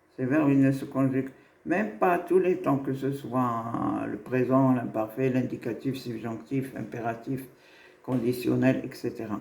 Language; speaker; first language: French; non-native, local second language; Arabic